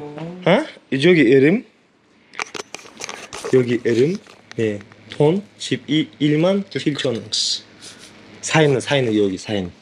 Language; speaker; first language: Korean; non-native, learner; Kazakh